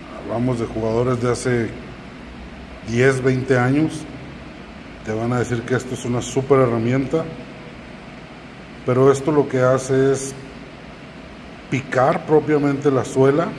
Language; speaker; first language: Spanish; native; Spanish